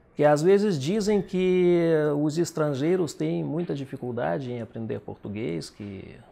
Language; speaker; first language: Portuguese; non-native, fluent; Russian